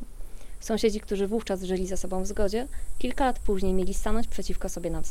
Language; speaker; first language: Polish; native; Polish